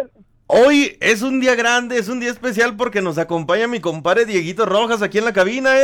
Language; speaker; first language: Spanish; native; Spanish